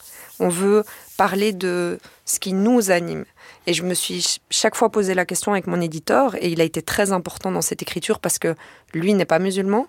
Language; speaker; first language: French; native; French